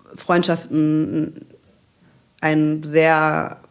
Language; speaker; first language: German; native; German